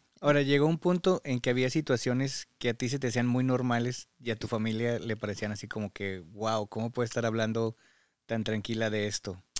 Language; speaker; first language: Spanish; native; Spanish